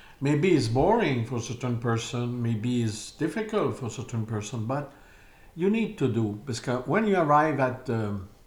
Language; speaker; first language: English; non-native, learner; French